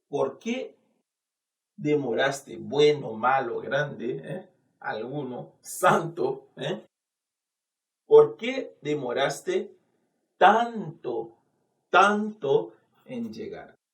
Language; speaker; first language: Spanish; non-native, fluent; Haitian Creole